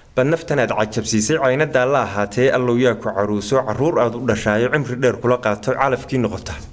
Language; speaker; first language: Somali; native; Somali